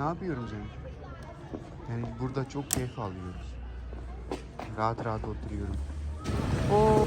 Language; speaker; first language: Turkish; non-native, learner; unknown